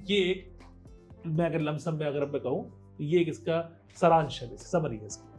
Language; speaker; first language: Hindi; native; Hindi